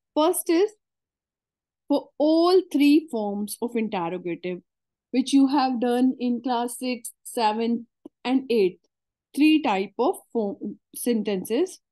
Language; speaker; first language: English; non-native, local second language; Hindi